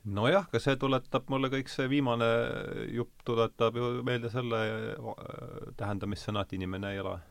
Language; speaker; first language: Estonian; native; Estonian